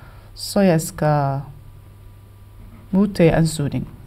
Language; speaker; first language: Danish; non-native, learner; Somali